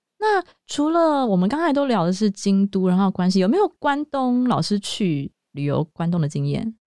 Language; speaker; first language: Chinese; native; Chinese